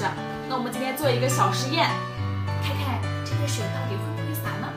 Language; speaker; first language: Chinese; native; Chinese